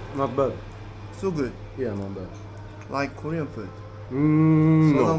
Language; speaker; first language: English; non-native, learner; Korean